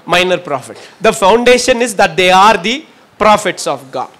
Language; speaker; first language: English; non-native, local second language; Tamil